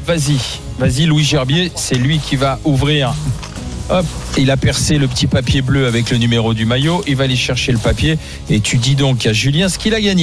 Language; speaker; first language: French; native; French